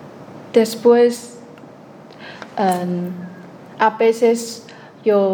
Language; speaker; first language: Spanish; non-native, learner; Chinese